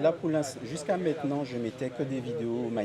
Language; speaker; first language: French; native; French